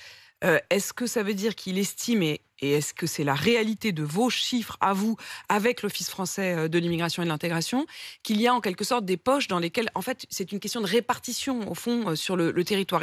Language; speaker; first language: French; native; French